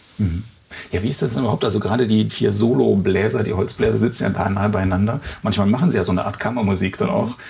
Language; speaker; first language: German; native; German